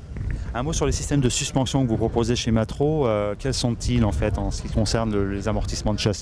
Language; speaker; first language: French; native; French